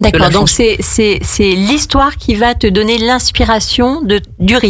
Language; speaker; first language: French; native; French